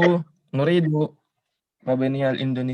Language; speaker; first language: Arabic; non-native, learner; Indonesian